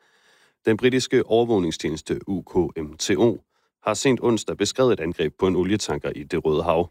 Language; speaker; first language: Danish; native; Danish